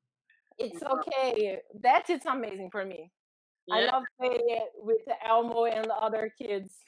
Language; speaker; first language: English; non-native, learner; Portuguese